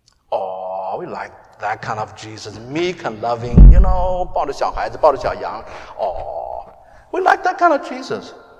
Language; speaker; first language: English; non-native, fluent; Chinese